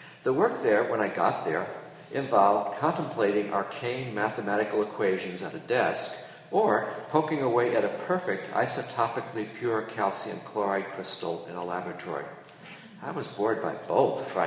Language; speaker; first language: English; native; English